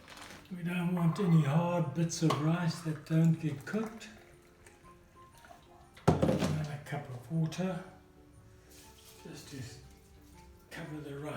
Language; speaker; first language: English; native; English